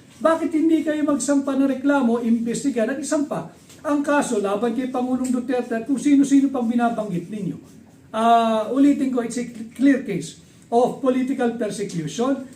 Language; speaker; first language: Filipino; native; Filipino